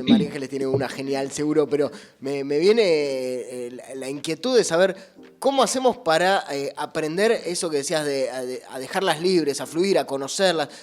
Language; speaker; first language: Spanish; native; Spanish